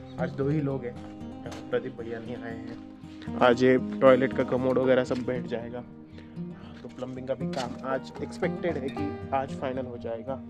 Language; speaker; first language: Hindi; non-native, local second language; Marathi